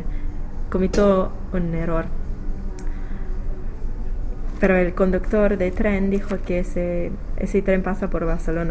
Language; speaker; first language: Spanish; non-native, learner; English